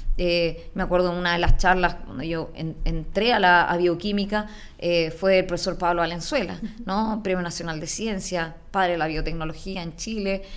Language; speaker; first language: Spanish; native; Spanish